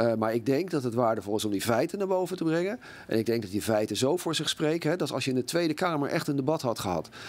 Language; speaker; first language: Dutch; native; Dutch